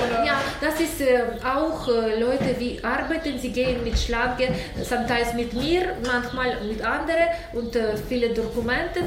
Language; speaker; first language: German; non-native, learner; Ukrainian